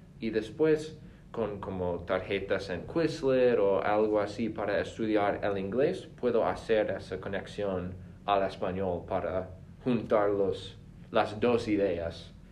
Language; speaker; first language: Spanish; non-native, fluent; English